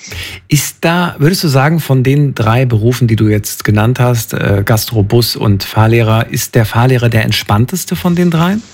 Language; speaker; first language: German; native; German